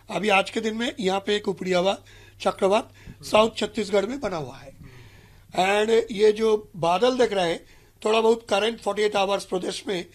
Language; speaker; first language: Hindi; non-native, local second language; Marathi